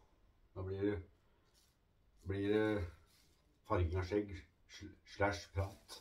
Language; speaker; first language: Norwegian; native; Norwegian